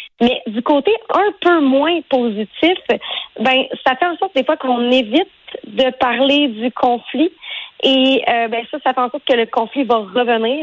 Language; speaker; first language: French; native; French